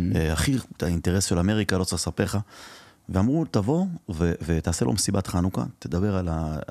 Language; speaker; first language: Hebrew; early bilingual, other home language; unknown